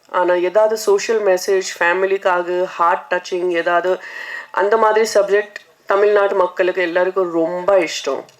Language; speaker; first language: Tamil; non-native, fluent; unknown